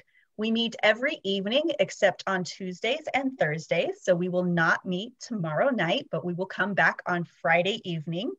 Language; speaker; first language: English; native; English